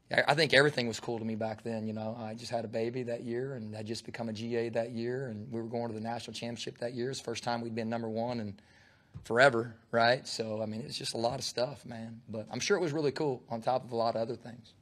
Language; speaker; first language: English; native; English